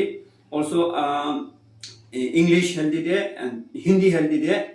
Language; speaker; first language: Kannada; non-native, learner; Tibetan